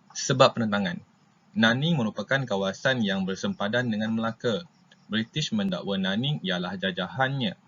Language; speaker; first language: Malay; native; Malay